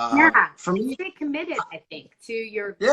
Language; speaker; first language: English; non-native, fluent; Spanish